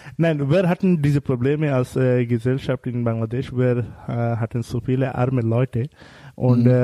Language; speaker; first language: German; non-native, learner; Bangla